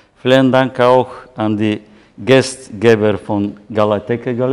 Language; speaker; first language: German; non-native, fluent; Bulgarian